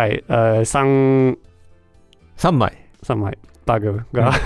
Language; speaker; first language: Japanese; non-native, learner; Danish